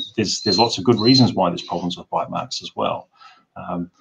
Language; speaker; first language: English; native; English